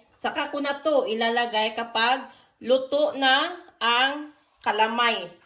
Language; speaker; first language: Filipino; non-native, local second language; Cebuano